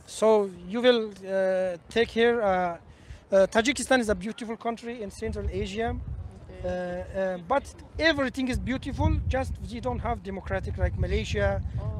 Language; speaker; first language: English; non-native, learner; Tajik